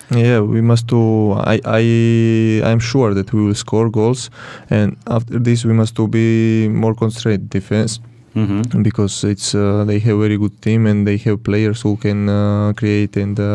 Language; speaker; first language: English; non-native, learner; Georgian